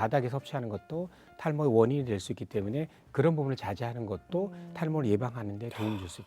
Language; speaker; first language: Korean; native; Korean